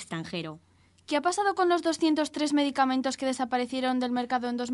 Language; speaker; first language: Spanish; native; Spanish